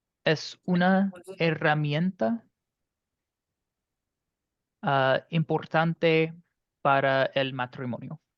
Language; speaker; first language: Spanish; non-native, learner; English